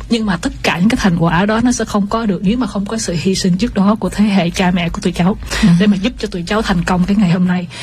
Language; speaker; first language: Vietnamese; early bilingual, heritage; Vietnamese